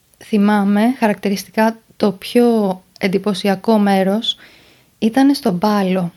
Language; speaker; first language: Greek; native; Greek